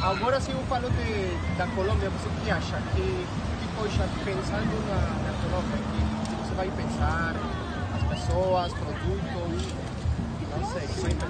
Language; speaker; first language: Portuguese; non-native, learner; French